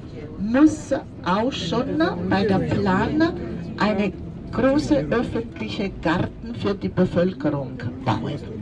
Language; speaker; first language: German; non-native, fluent; Italian